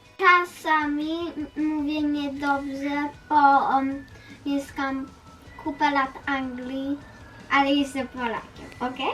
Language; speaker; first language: Polish; early bilingual, heritage; Polish